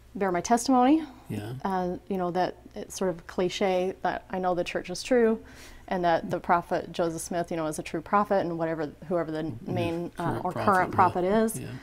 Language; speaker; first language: English; native; English